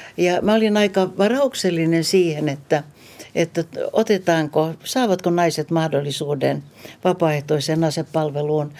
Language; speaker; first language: Finnish; non-native, local second language; Swedish